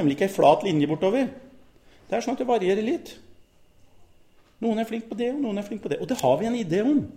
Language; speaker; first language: Norwegian; native; Norwegian